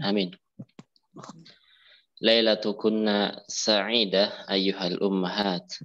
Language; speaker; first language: Arabic; non-native, fluent; Indonesian